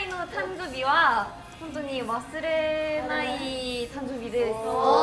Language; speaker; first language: Japanese; non-native, learner; Korean